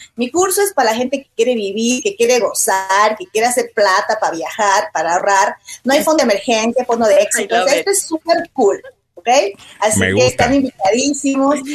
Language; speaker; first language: Spanish; native; Spanish